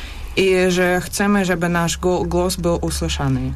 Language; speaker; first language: Polish; non-native, learner; Russian